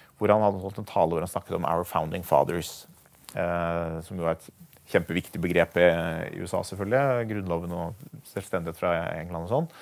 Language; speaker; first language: Norwegian; native; Norwegian